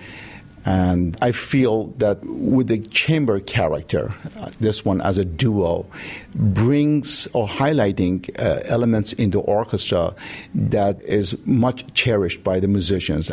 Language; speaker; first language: English; non-native, fluent; Persian